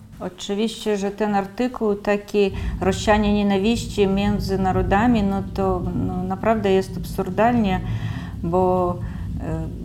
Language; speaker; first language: Polish; early bilingual, heritage; Polish